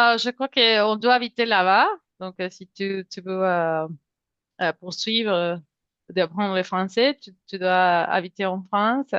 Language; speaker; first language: French; non-native, fluent; Spanish